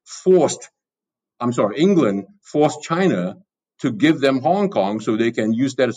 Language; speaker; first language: English; non-native, local second language; Cantonese